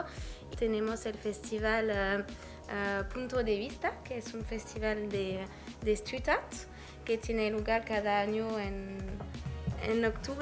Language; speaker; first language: Spanish; non-native, fluent; French